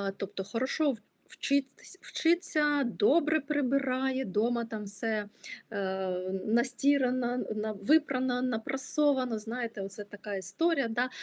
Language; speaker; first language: Ukrainian; non-native, local second language; Russian